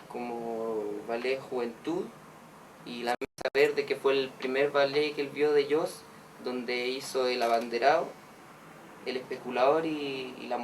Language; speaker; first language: Spanish; native; Spanish